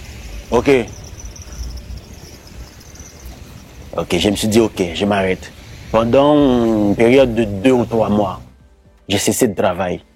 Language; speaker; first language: French; non-native, local second language; Haitian Creole